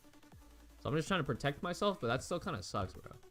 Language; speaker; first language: English; native; English